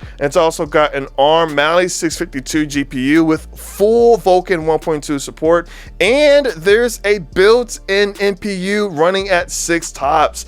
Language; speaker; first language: English; native; English